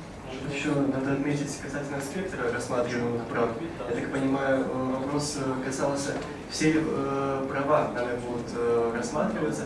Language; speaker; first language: Russian; native; Russian